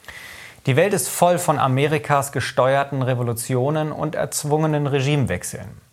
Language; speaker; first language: German; native; German